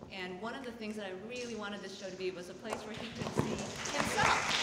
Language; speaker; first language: English; native; English